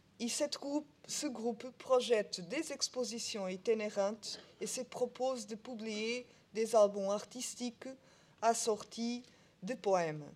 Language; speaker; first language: French; non-native, learner; Portuguese